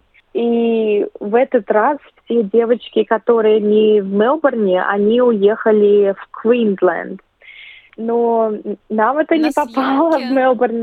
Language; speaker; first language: Russian; early bilingual, other home language; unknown